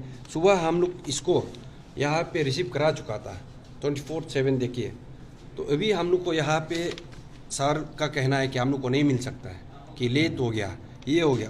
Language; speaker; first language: Hindi; non-native, local second language; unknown